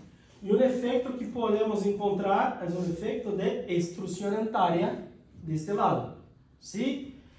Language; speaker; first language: Spanish; non-native, fluent; Portuguese